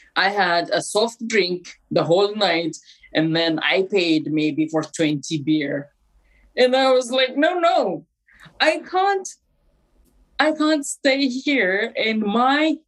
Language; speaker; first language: English; non-native, fluent; Amharic